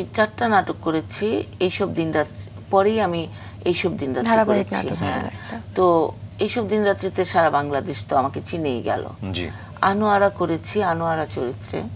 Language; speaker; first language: Bangla; native; Bangla